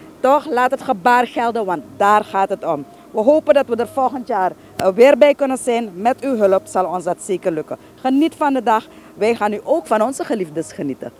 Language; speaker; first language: Dutch; native; Dutch